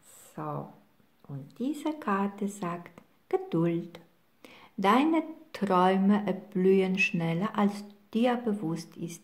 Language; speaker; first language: German; non-native, fluent; Polish